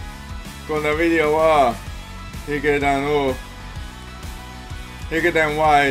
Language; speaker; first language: Japanese; non-native, learner; English